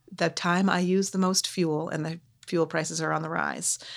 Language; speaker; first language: English; native; English